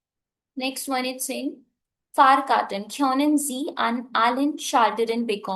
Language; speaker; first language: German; non-native, fluent; Hindi